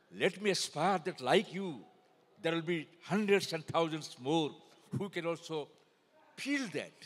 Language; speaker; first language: English; non-native, local second language; Odia